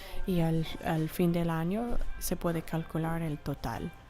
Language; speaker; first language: Spanish; non-native, fluent; English